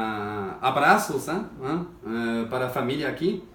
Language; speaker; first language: Portuguese; non-native, fluent; French